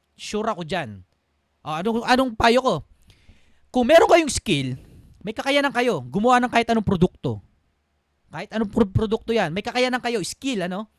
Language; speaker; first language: Filipino; native; Filipino